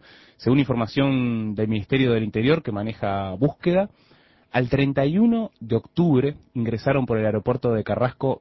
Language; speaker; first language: Spanish; native; Spanish